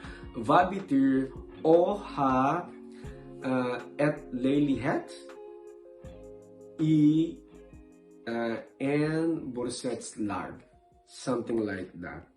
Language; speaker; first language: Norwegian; non-native, learner; Filipino